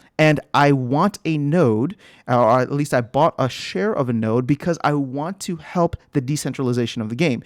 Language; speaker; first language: English; native; English